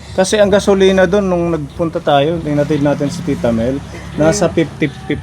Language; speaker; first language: Filipino; native; Filipino